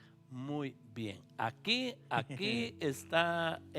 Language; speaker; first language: Spanish; native; Spanish